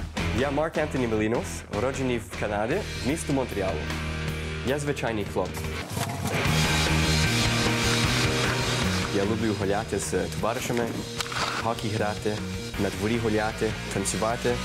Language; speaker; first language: Ukrainian; early bilingual, heritage; Ukrainian